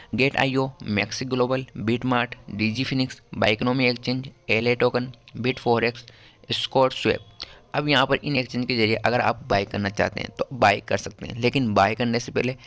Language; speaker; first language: Hindi; native; Hindi